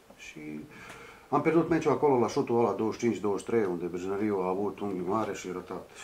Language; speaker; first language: Romanian; non-native, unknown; Serbian